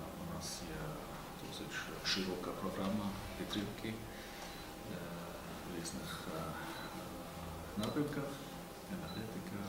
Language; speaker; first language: Ukrainian; non-native, fluent; Norwegian